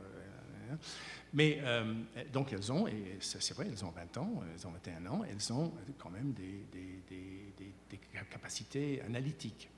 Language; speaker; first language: French; native; French